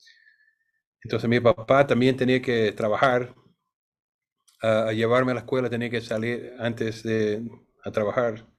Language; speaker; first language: Spanish; non-native, fluent; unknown